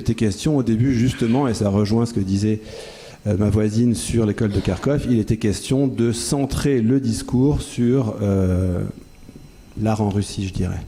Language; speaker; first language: French; native; French